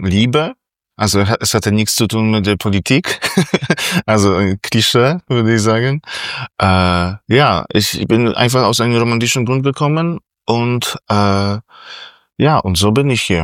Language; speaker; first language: German; non-native, fluent; Polish